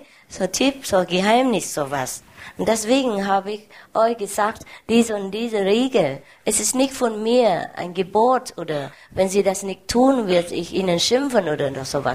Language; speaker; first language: German; non-native, learner; Vietnamese